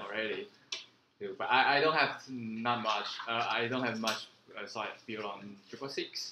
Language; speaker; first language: English; non-native, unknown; Chinese